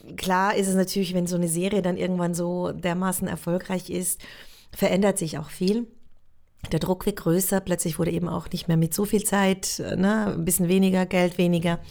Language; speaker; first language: German; native; German